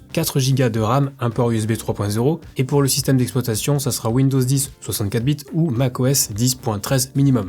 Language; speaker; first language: French; native; French